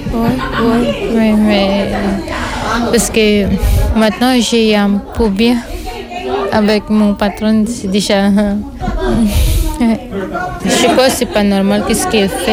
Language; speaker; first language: French; non-native, learner; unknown